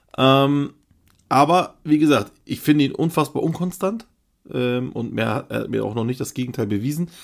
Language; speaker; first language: German; early bilingual, other home language; Turkish